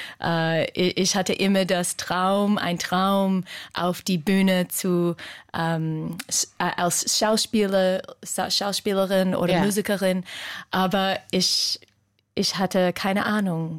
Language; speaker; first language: German; non-native, fluent; English